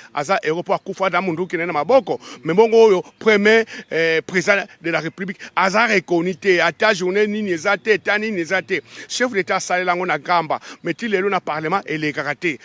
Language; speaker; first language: Lingala; non-native, local second language; Kongo